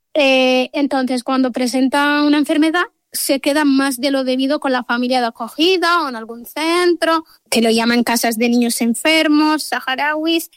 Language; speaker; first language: Spanish; non-native, local second language; Arabic